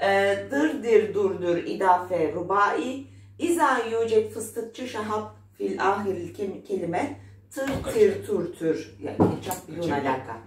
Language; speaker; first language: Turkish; non-native, fluent; Arabic